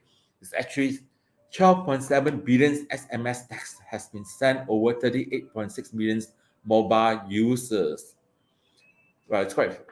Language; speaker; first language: English; non-native, local second language; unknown